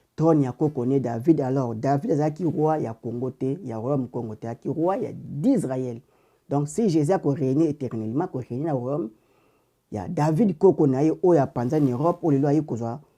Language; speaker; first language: Lingala; non-native, local second language; Kongo